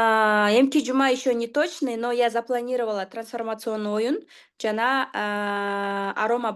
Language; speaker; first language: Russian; non-native, local second language; Kyrgyz